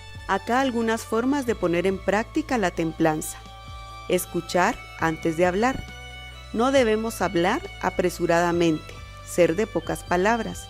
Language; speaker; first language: Spanish; native; Spanish